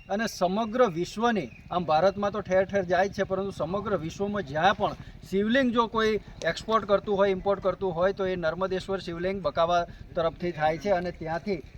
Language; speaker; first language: Gujarati; native; Gujarati